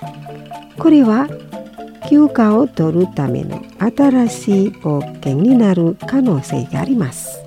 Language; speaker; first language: Japanese; non-native, fluent; Indonesian